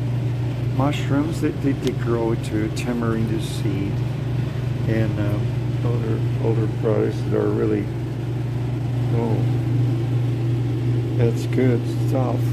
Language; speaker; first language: English; non-native, fluent; Spanish